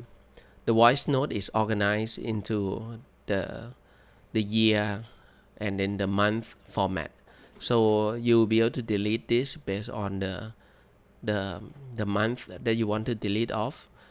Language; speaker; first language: English; non-native, fluent; Thai